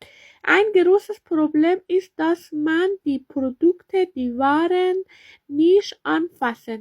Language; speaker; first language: German; non-native, learner; Persian